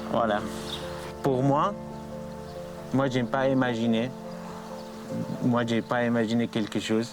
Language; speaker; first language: French; non-native, learner; Arabic